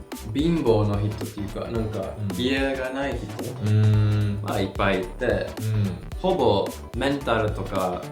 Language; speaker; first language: Japanese; non-native, learner; English